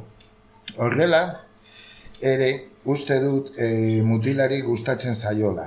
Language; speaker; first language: Basque; non-native, learner; Spanish